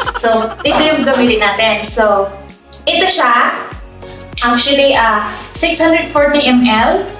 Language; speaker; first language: Filipino; non-native, local second language; Cebuano